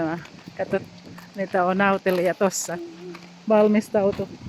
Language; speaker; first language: Finnish; non-native, learner; Filipino